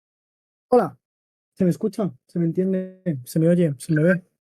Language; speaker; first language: Spanish; native; Spanish